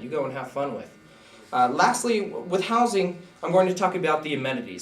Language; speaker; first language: English; native; English